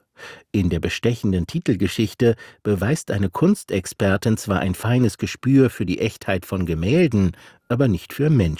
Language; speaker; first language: German; native; German